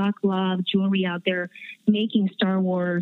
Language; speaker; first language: English; early bilingual, other home language; Chinese